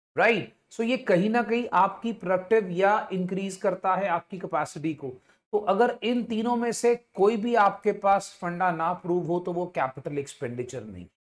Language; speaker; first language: Hindi; non-native, local second language; Punjabi